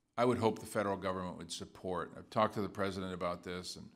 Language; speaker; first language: English; native; English